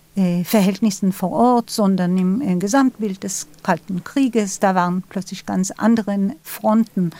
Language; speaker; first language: German; non-native, fluent; Hebrew